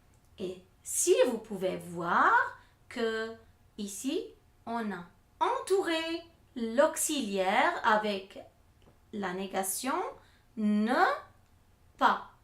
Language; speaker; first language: French; non-native, fluent; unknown